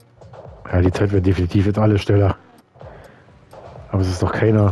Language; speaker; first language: German; native; German